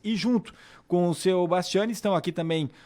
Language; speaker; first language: Portuguese; native; Portuguese